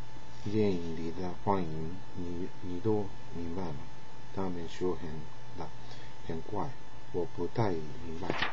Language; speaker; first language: Chinese; non-native, learner; Japanese